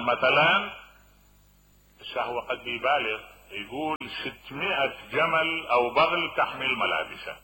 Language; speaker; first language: Arabic; native; Arabic